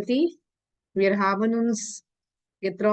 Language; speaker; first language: German; non-native, fluent; Hindi